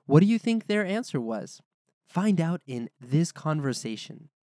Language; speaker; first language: English; native; English